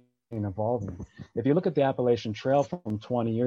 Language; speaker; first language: English; native; English